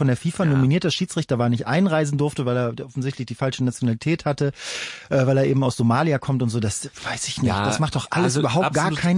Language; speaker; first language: German; native; German